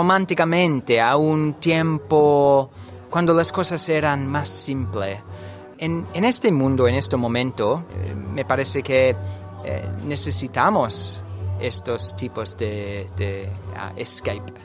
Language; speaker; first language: Spanish; non-native, learner; English